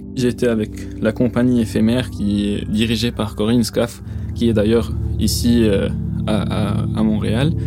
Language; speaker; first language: French; non-native, local second language; Arabic